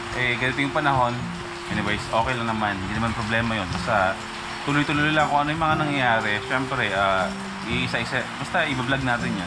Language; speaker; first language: Filipino; native; Filipino